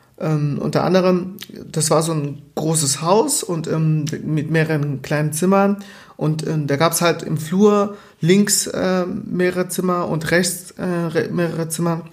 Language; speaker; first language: German; early bilingual, other home language; Portuguese